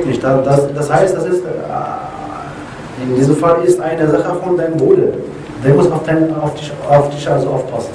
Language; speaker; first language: German; non-native, learner; Arabic